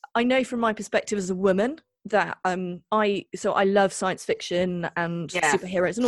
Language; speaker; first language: English; native; English